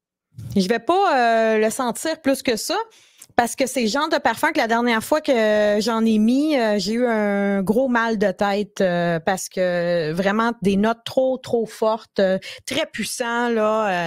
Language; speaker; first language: French; native; French